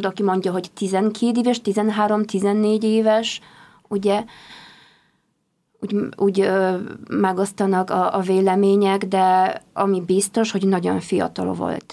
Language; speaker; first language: Hungarian; non-native, fluent; Polish